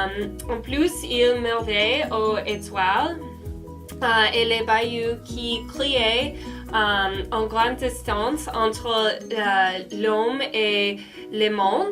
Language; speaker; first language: French; non-native, learner; English